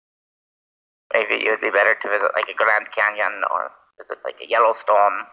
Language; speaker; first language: English; native; English